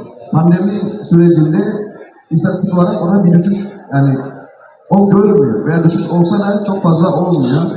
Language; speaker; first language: Turkish; non-native, fluent; Indonesian